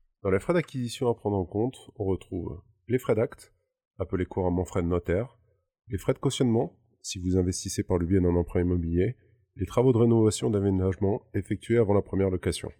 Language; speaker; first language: French; native; French